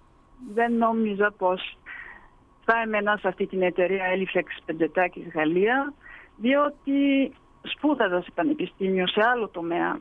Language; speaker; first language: Greek; early bilingual, heritage; Greek